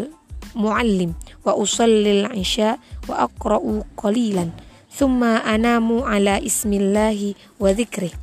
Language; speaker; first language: Arabic; non-native, learner; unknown